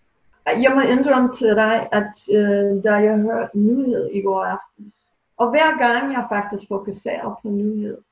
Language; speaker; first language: Danish; non-native, fluent; English